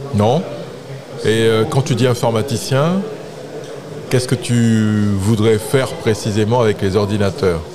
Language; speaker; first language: French; native; French